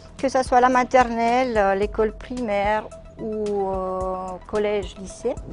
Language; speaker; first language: French; non-native, fluent; Romanian